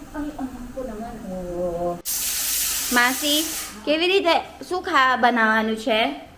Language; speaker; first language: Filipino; native; Filipino